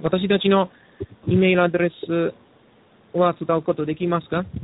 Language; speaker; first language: Japanese; non-native, learner; Italian